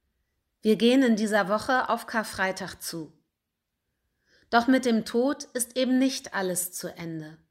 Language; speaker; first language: German; native; German